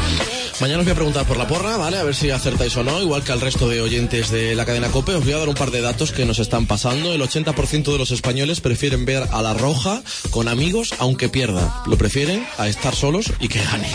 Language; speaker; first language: Spanish; native; Spanish